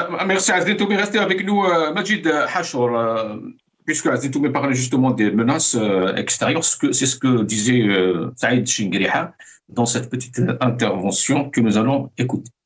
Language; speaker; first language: French; non-native, local second language; Arabic